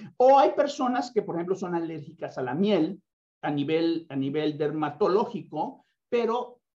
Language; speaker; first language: Spanish; native; Spanish